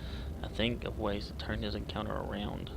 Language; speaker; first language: English; native; English